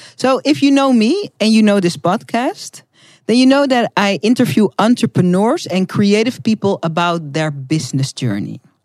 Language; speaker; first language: English; non-native, fluent; Dutch